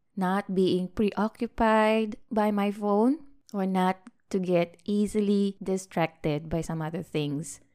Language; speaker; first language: English; non-native, local second language; Filipino